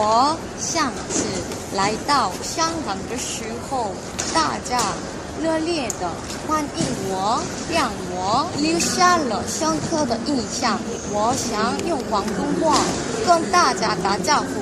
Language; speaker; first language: Chinese; non-native, learner; Korean